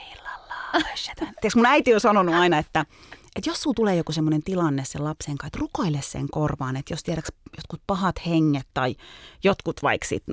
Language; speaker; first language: Finnish; early bilingual, other home language; Turkish